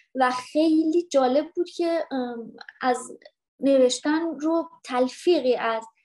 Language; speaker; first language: Persian; native; Persian